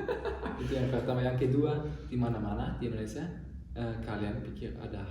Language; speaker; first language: Indonesian; non-native, learner; German